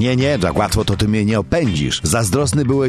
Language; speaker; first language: Polish; native; Polish